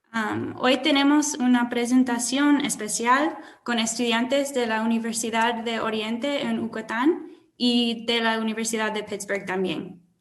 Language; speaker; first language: Spanish; non-native, learner; English